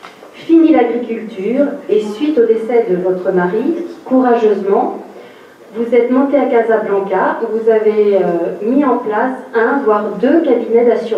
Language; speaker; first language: French; native; French